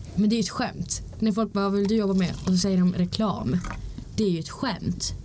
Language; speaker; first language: Swedish; native; Swedish